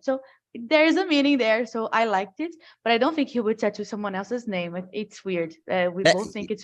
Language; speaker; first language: English; non-native, fluent; Portuguese